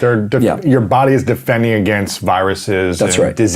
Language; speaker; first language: English; native; English